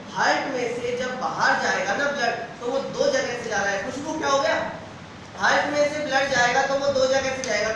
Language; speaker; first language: Hindi; native; Hindi